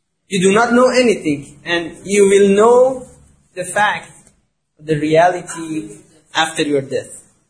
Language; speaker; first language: English; non-native, fluent; Persian